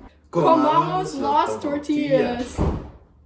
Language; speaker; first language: Spanish; non-native, learner; English